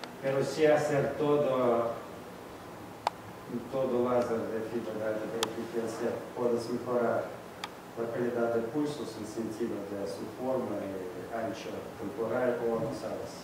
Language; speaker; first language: Spanish; non-native, fluent; Russian